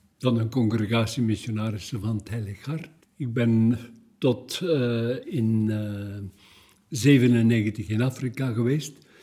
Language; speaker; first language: Dutch; native; Dutch